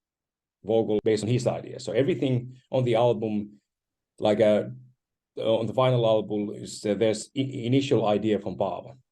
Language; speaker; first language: English; non-native, fluent; Finnish